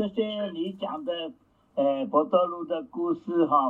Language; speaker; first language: Chinese; native; Chinese